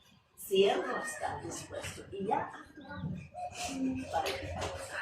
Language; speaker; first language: Spanish; non-native, fluent; English